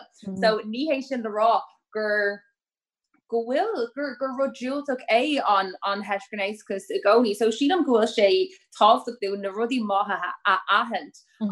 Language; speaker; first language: Irish; native; Irish